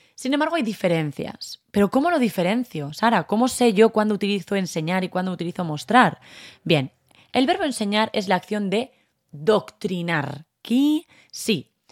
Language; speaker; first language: Spanish; native; Spanish